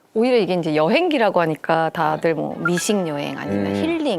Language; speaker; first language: Korean; native; Korean